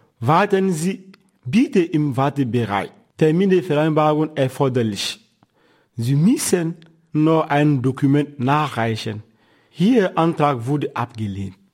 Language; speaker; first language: German; non-native, fluent; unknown